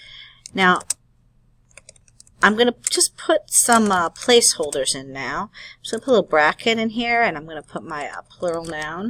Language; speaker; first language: English; native; English